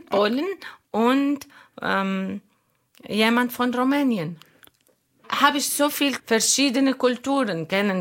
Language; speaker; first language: German; non-native, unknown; Arabic